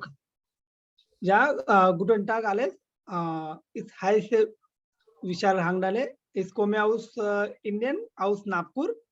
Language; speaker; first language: German; non-native, learner; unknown